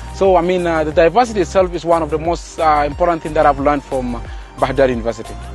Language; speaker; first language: English; non-native, fluent; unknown